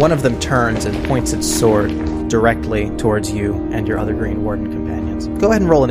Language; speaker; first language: English; native; English